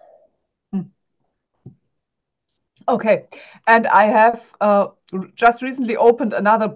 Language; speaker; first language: English; non-native, fluent; German